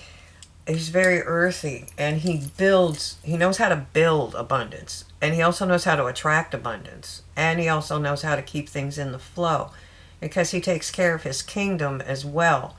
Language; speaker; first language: English; native; English